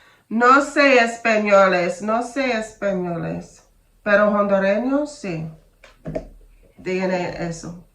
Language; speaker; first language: Spanish; non-native, learner; English